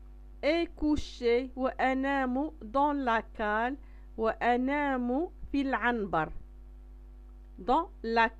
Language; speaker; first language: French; non-native, local second language; Arabic